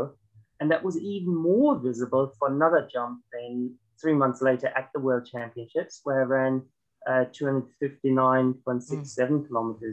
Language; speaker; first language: English; non-native, fluent; German